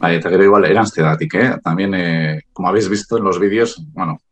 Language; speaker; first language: Spanish; non-native, local second language; Basque